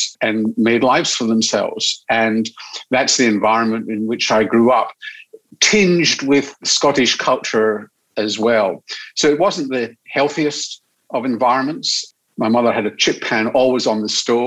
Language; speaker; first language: English; native; English